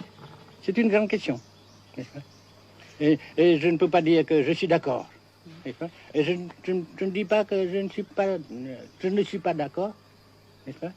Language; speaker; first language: French; non-native, local second language; Vietnamese